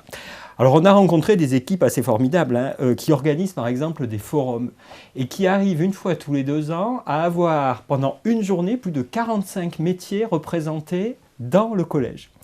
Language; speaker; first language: French; native; French